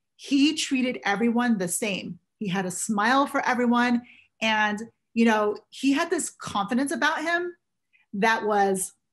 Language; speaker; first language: English; native; English